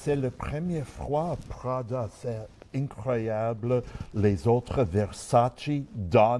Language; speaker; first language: French; non-native, learner; English